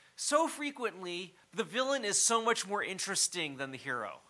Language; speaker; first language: English; native; English